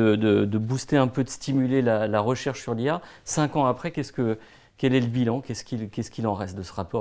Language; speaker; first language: French; native; French